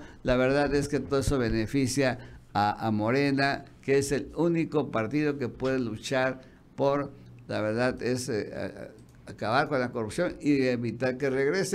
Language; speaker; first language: Spanish; native; Spanish